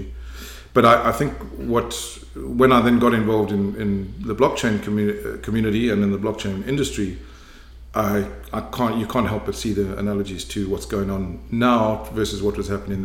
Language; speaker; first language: English; native; English